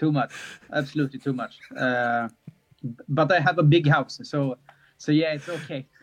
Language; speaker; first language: English; non-native, fluent; Swedish